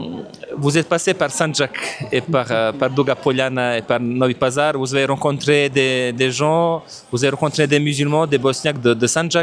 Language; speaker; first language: French; non-native, fluent; Bosnian